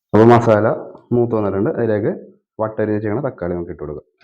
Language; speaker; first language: Malayalam; native; Malayalam